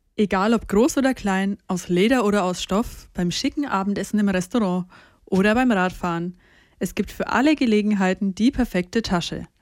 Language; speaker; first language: German; native; German